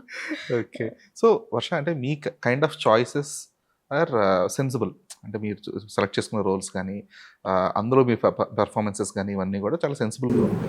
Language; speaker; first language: Telugu; native; Telugu